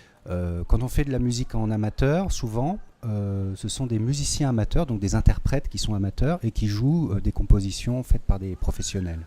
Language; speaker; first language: French; native; French